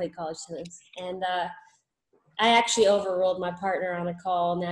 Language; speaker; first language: English; native; English